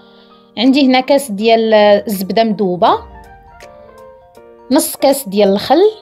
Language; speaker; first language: Arabic; native; Arabic